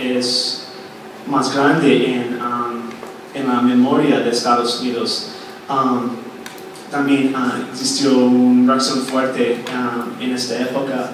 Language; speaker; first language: Spanish; non-native, fluent; English